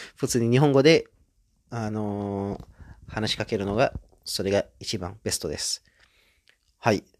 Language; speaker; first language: Japanese; non-native, fluent; Indonesian